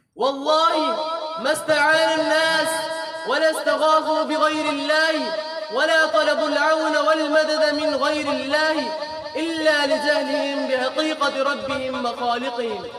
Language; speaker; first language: Arabic; non-native, fluent; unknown